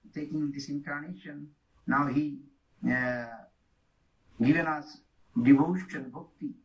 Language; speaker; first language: English; non-native, local second language; Bangla